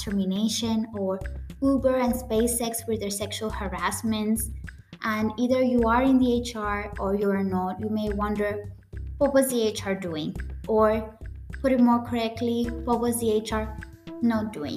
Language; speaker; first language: English; non-native, fluent; Greek